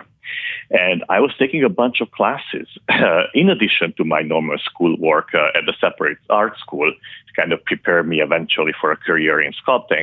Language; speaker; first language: English; non-native, fluent; Hungarian